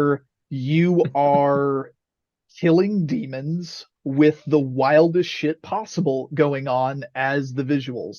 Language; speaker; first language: English; native; English